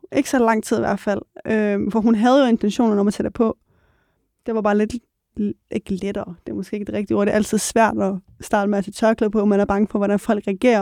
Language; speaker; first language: Danish; early bilingual, other home language; Persian